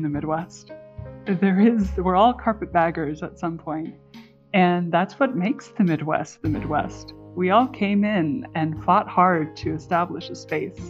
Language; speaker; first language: English; native; English